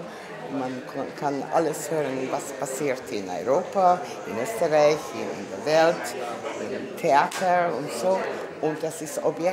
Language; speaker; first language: German; non-native, learner; Hungarian